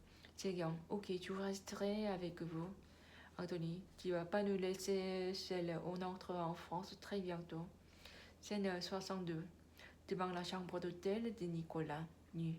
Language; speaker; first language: French; non-native, learner; Korean